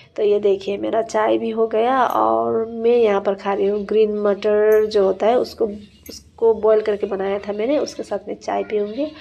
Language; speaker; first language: Hindi; non-native, local second language; Nepali